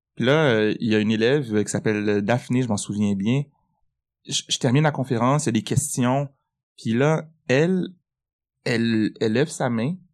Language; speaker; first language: French; native; French